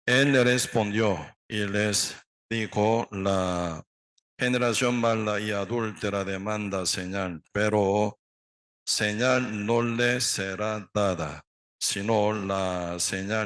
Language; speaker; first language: Spanish; non-native, learner; Korean